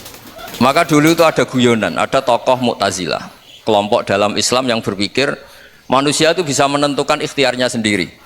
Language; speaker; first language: Indonesian; non-native, local second language; Javanese